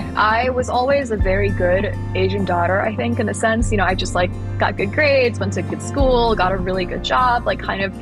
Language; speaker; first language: English; early bilingual, other home language; Thai